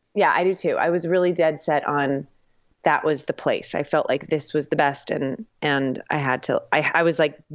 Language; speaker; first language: English; native; English